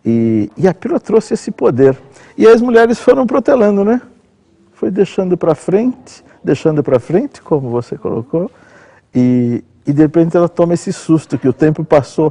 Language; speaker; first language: Portuguese; native; Portuguese